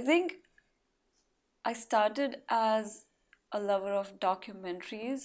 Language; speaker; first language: English; non-native, local second language; Marathi